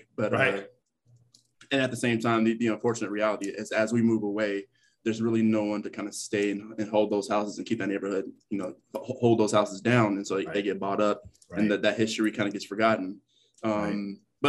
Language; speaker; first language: English; native; English